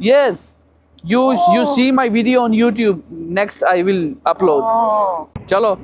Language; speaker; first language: English; non-native, learner; Punjabi